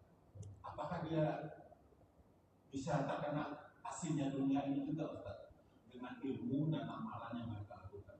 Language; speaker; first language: Indonesian; native; Indonesian